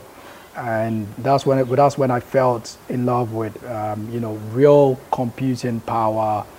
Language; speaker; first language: English; non-native, local second language; Akan